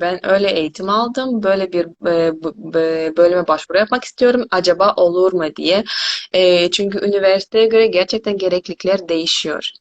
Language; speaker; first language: Turkish; non-native, fluent; Korean